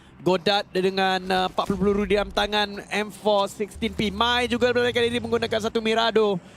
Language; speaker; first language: Malay; native; Malay